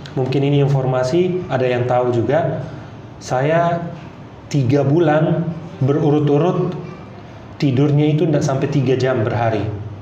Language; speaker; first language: Indonesian; non-native, fluent; Arabic